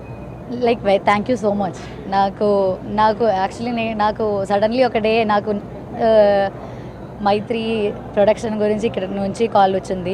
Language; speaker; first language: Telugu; early bilingual, heritage; Telugu